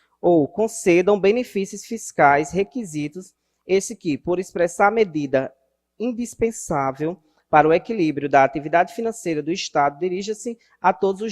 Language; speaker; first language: Portuguese; native; Portuguese